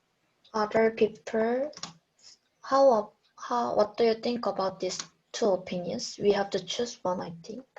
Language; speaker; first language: English; non-native, learner; Korean